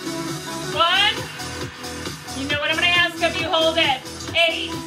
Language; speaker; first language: English; native; English